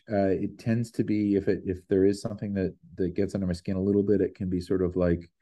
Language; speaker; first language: English; native; English